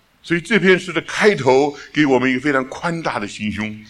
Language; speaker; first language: Chinese; native; Chinese